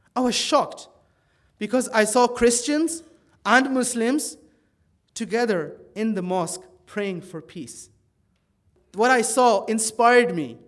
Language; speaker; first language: English; early bilingual, other home language; Dutch